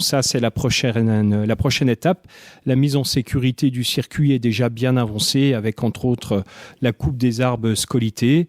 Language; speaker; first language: French; native; French